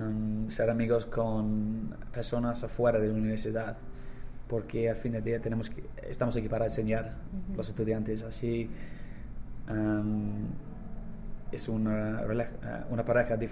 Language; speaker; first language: Spanish; non-native, learner; English